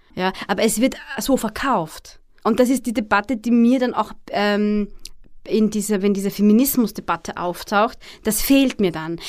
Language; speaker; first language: German; early bilingual, other home language; Arabic